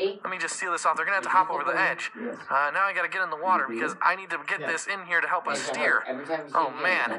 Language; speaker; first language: English; native; English